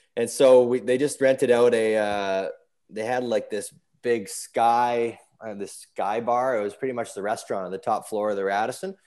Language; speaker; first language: English; native; English